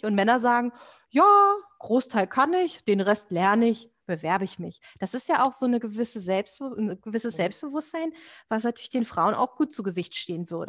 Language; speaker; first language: German; native; German